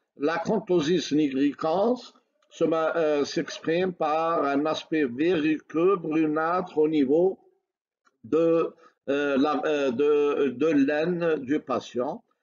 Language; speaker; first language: French; non-native, local second language; Arabic